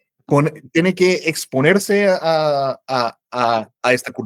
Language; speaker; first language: Spanish; non-native, fluent; English